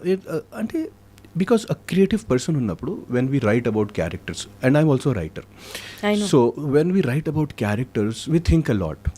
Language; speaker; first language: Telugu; non-native, fluent; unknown